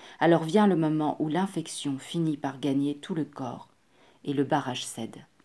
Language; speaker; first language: French; native; French